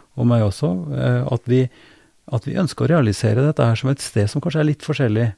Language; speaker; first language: Norwegian; native; Norwegian